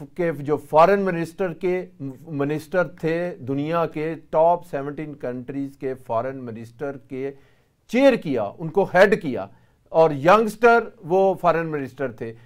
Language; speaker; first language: Urdu; native; Urdu